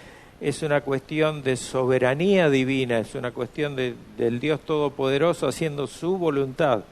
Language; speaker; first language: Spanish; native; Spanish